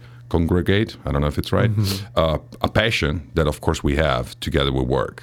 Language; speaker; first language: English; non-native, fluent; Italian